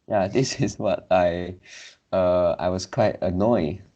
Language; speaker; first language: English; non-native, local second language; Chinese